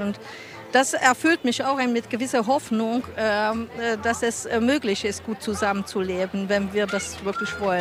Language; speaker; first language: German; non-native, fluent; Hungarian